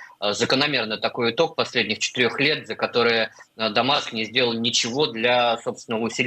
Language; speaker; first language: Russian; native; Russian